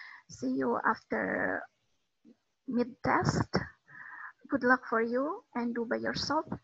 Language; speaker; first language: English; non-native, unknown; Indonesian